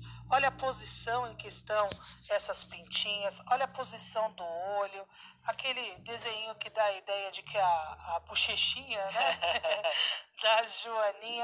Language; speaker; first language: Portuguese; native; Portuguese